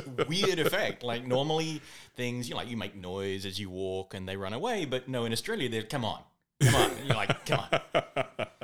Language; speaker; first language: English; native; English